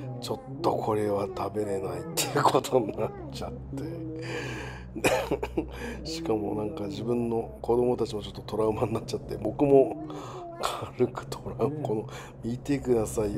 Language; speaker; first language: Japanese; native; Japanese